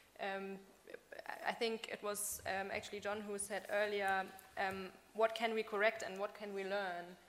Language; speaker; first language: English; non-native, fluent; German